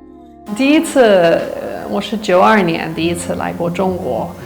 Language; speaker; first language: Chinese; non-native, fluent; English